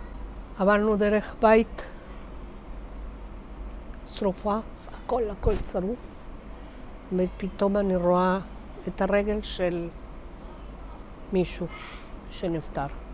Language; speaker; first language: Hebrew; non-native, fluent; Spanish